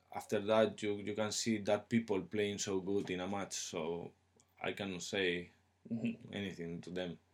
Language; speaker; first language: English; non-native, learner; Spanish